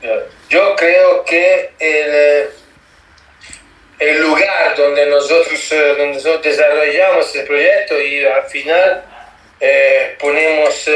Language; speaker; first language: Spanish; non-native, learner; Italian